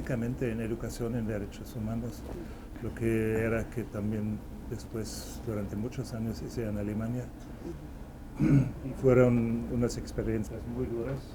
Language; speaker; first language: Spanish; non-native, fluent; German